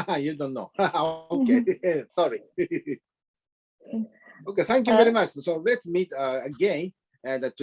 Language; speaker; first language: English; non-native, learner; Japanese